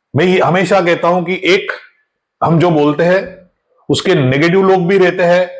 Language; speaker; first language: Hindi; non-native, local second language; Marathi